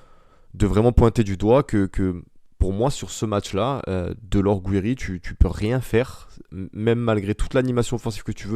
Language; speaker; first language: French; native; French